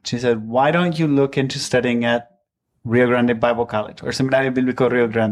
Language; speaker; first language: English; native; English